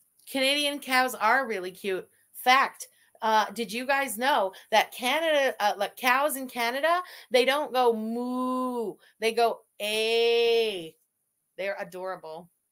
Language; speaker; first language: English; early bilingual, other home language; French